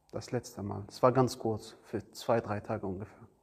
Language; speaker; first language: German; non-native, learner; Arabic